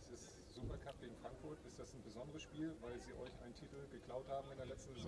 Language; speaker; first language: German; native; German